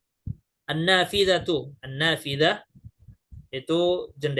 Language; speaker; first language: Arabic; non-native, fluent; Indonesian